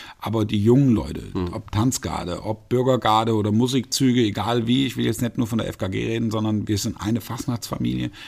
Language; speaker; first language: German; native; German